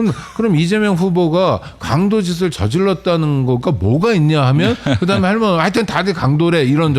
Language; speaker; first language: Korean; native; Korean